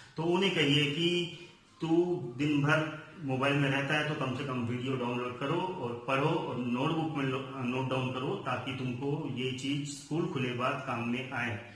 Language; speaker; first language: Hindi; non-native, local second language; Marathi